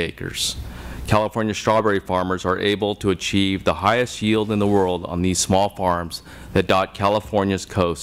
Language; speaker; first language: English; native; English